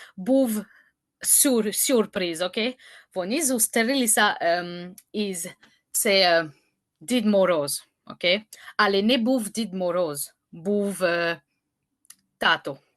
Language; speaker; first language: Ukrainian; non-native, learner; French